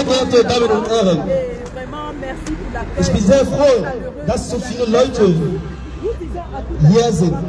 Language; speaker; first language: German; non-native, learner; French